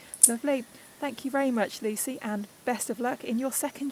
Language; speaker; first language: English; native; English